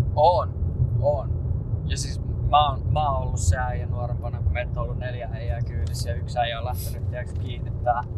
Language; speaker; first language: Finnish; native; Finnish